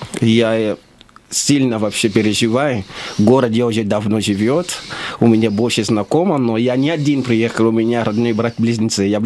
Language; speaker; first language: Russian; non-native, learner; Lingala